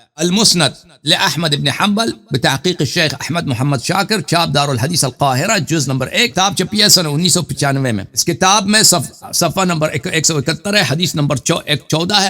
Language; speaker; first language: Urdu; non-native, fluent; Persian